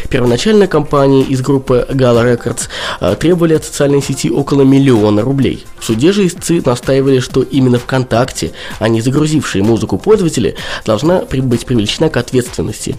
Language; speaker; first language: Russian; native; Russian